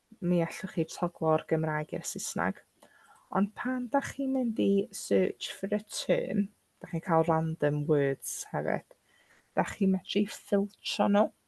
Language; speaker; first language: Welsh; non-native, local second language; English